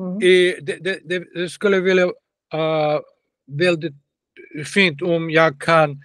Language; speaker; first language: Swedish; non-native, learner; Russian